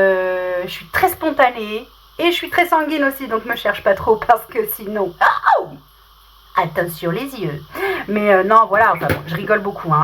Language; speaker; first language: French; native; French